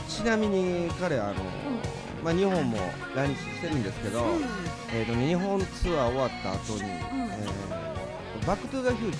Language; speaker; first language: Japanese; native; Japanese